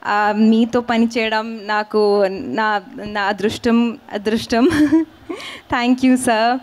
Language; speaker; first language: Telugu; non-native, learner; Hindi